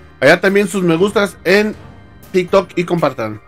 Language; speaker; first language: Spanish; native; Spanish